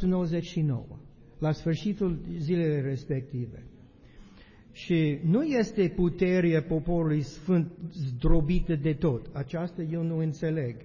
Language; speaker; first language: Romanian; non-native, learner; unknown